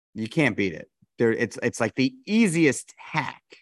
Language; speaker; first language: English; native; English